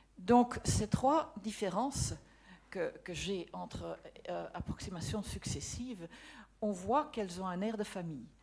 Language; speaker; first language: French; non-native, local second language; Dutch